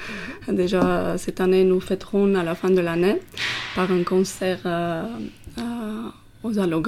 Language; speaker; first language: French; non-native, fluent; Armenian